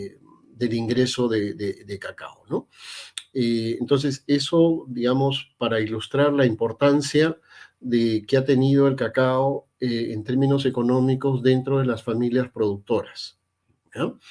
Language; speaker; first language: Spanish; native; Spanish